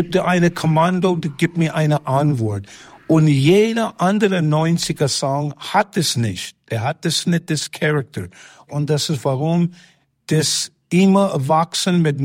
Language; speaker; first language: German; non-native, learner; English